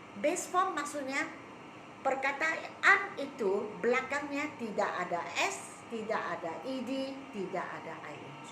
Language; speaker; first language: Malay; non-native, local second language; Chinese